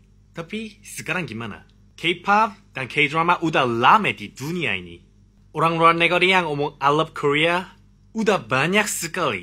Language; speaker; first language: Indonesian; non-native, fluent; Korean